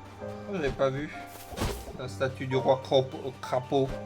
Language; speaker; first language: French; native; French